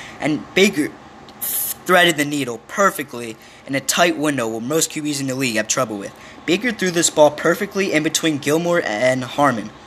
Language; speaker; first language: English; native; English